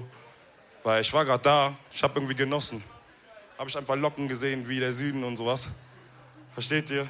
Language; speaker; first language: German; early bilingual, other home language; Wolof